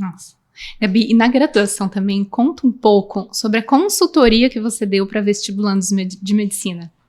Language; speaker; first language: Portuguese; native; Portuguese